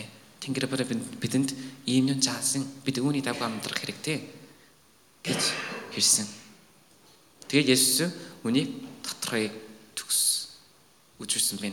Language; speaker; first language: Mongolian; non-native, learner; Korean